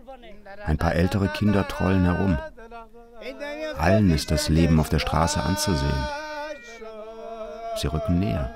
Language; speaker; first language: German; native; German